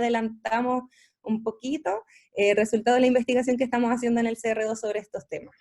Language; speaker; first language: Spanish; native; Spanish